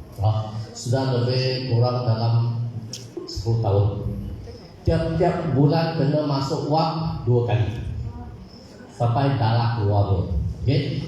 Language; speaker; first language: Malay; non-native, local second language; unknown